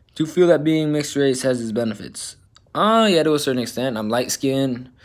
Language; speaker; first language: English; native; English